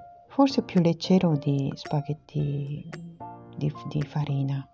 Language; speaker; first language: Italian; non-native, learner; Japanese